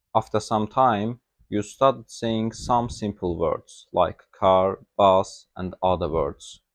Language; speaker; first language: English; non-native, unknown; Azerbaijani